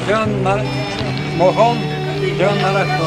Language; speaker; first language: Indonesian; non-native, fluent; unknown